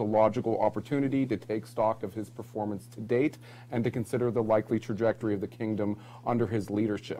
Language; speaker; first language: English; native; English